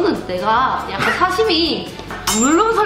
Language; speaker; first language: Korean; native; Korean